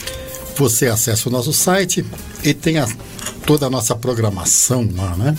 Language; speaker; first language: Portuguese; native; Portuguese